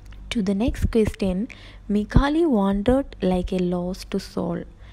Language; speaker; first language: English; non-native, local second language; Malayalam